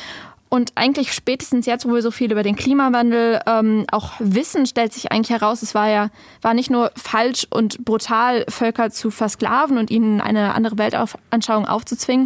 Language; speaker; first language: German; native; German